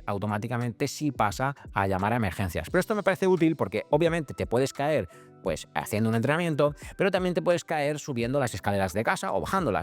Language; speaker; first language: Spanish; native; Spanish